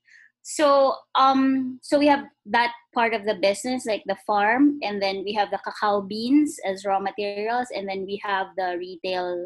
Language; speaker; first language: English; non-native, local second language; Filipino